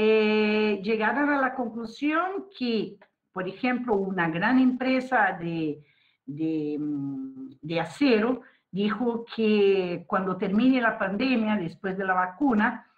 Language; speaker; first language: Spanish; non-native, fluent; Portuguese